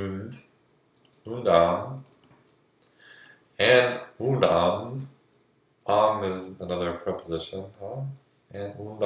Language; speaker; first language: German; non-native, learner; English